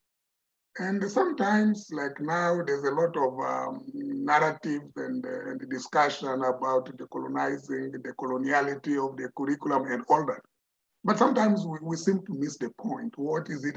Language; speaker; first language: English; non-native, fluent; Tsonga